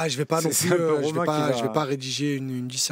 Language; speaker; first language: French; native; French